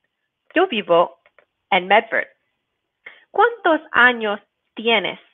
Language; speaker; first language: Spanish; non-native, fluent; English